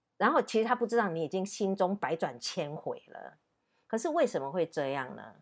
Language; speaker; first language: Chinese; native; Chinese